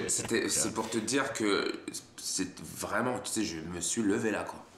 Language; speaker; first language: French; native; French